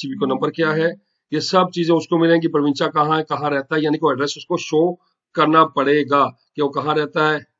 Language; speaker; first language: Hindi; non-native, local second language; Punjabi